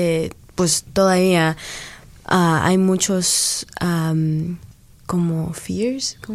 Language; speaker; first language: Spanish; early bilingual, heritage; English